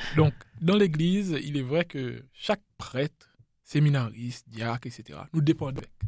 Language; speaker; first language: French; non-native, local second language; Seselwa Creole French